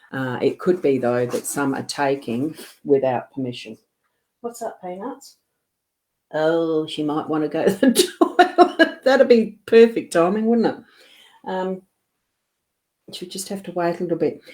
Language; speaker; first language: English; native; English